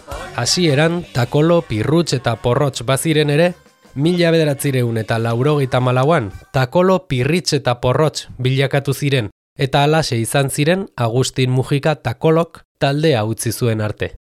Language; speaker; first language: Basque; native; Basque